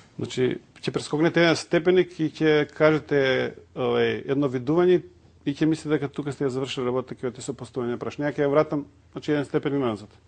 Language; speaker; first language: Macedonian; non-native, local second language; Serbian